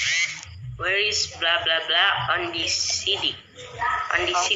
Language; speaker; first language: English; non-native, learner; Indonesian